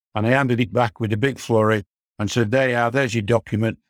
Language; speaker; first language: English; native; English